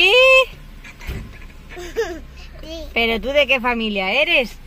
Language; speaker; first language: Spanish; native; Spanish